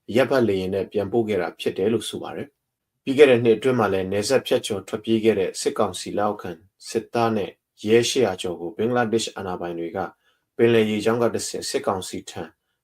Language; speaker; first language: Burmese; non-native, local second language; Hakha Chin